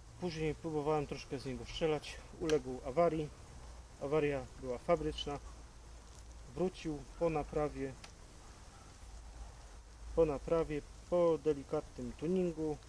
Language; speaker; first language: Polish; native; Polish